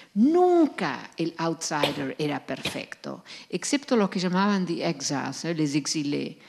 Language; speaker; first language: Spanish; non-native, fluent; Dutch